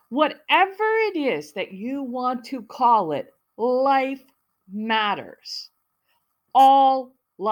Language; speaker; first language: English; native; English